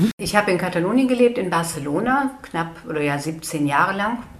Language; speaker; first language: German; native; German